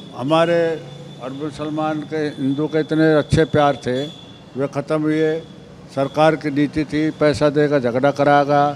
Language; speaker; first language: Hindi; native; Hindi